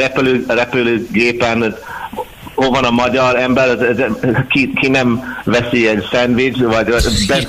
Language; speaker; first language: Hungarian; non-native, learner; English